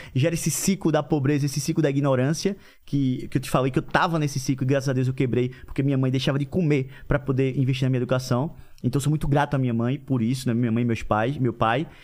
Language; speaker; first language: Portuguese; native; Portuguese